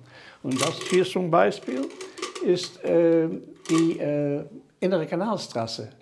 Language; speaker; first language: German; non-native, fluent; Dutch